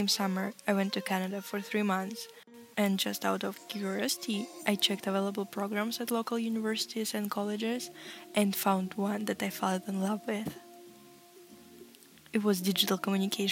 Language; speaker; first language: English; non-native, fluent; Russian